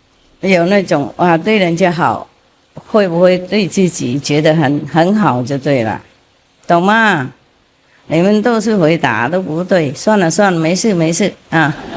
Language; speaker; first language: Chinese; non-native, fluent; Vietnamese